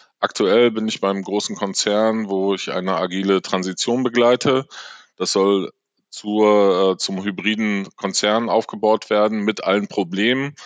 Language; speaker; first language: German; native; German